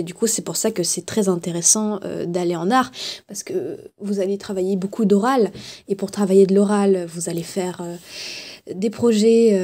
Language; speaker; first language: French; native; French